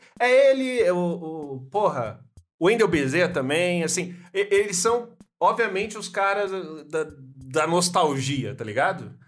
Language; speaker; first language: Portuguese; native; Portuguese